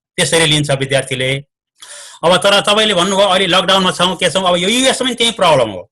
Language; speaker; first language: Nepali; native; Nepali